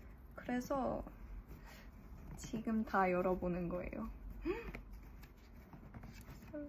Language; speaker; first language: Korean; early bilingual, heritage; English